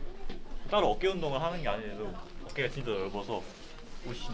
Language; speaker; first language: Korean; native; Korean